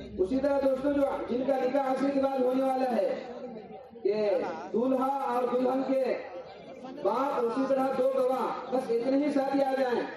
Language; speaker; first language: Urdu; native; Urdu